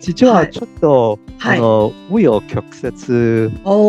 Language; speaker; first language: Japanese; non-native, fluent; Cantonese